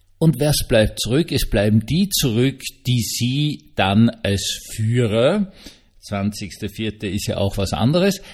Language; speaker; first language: German; native; German